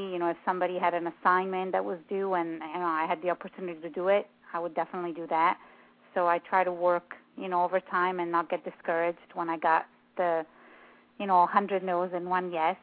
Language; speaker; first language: English; non-native, fluent; Italian